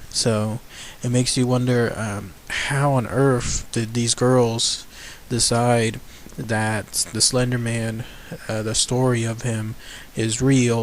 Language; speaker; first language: English; native; English